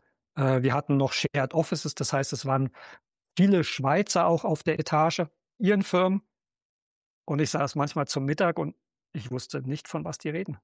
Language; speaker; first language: German; native; German